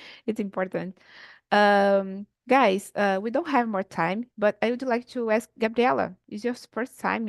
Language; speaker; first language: English; non-native, learner; Portuguese